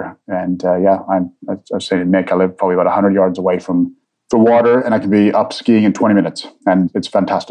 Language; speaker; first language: English; native; English